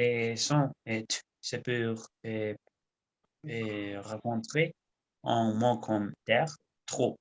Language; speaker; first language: French; non-native, learner; Spanish